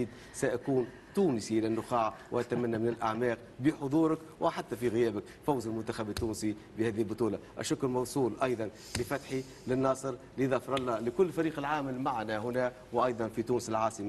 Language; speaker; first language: Arabic; native; Arabic